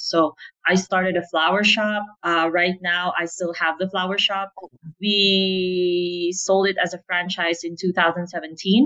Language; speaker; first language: English; non-native, local second language; Filipino